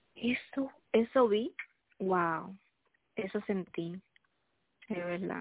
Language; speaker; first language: Spanish; native; Spanish